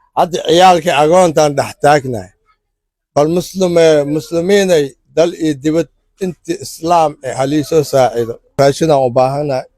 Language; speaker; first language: Somali; native; Somali